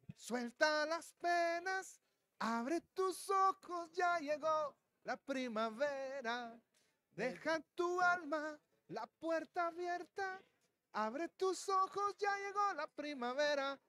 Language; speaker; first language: Spanish; native; Spanish